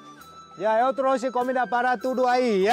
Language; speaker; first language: Spanish; non-native, learner; Vietnamese